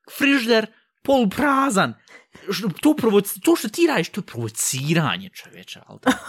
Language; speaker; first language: Bosnian; early bilingual, heritage; Bosnian